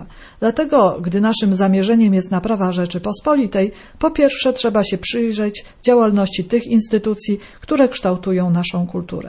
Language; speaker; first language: Polish; native; Polish